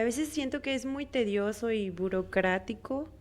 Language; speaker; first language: Spanish; native; Spanish